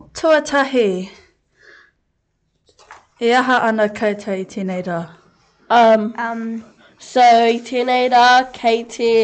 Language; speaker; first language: Māori; non-native, local second language; English